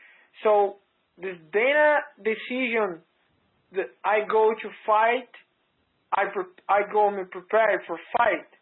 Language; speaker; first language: English; non-native, learner; Portuguese